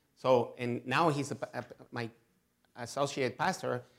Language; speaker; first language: English; non-native, fluent; Spanish